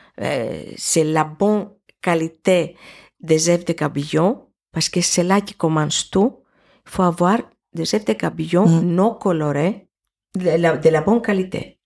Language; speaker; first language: French; non-native, fluent; Greek